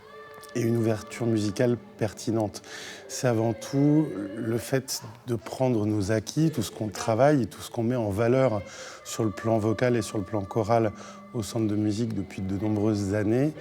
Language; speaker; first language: French; native; French